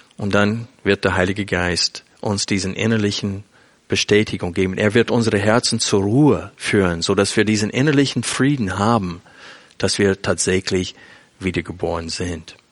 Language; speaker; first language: German; non-native, fluent; English